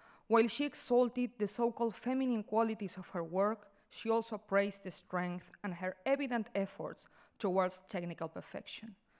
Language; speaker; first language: English; non-native, fluent; Spanish